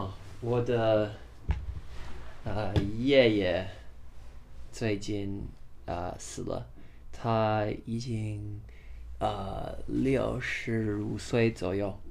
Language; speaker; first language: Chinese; non-native, learner; English